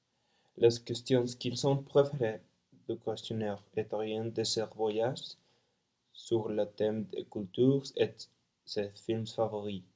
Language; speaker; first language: French; non-native, learner; Spanish